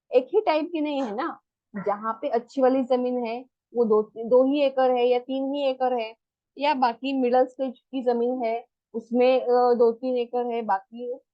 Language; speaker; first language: Hindi; non-native, local second language; Marathi